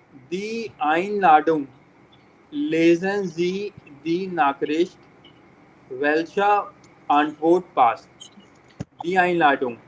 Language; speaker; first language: German; non-native, fluent; Hindi